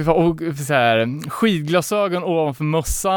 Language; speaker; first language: Swedish; native; Swedish